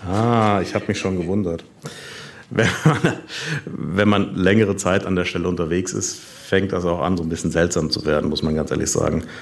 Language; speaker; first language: German; native; German